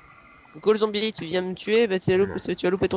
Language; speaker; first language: French; native; French